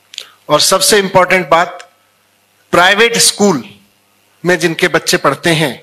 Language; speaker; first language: Hindi; native; Hindi